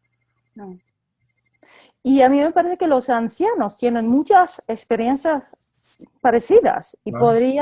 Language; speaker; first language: Spanish; non-native, fluent; Polish